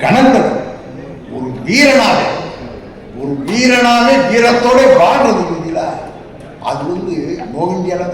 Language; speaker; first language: Tamil; native; Tamil